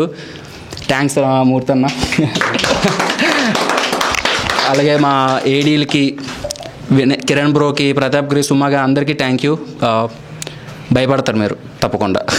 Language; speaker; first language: Telugu; native; Telugu